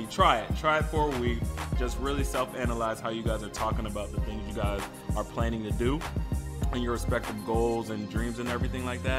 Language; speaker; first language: English; native; English